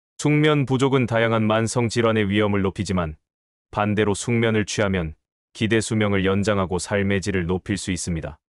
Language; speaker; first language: Korean; native; Korean